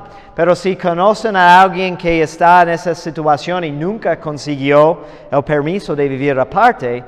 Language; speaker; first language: Spanish; non-native, fluent; English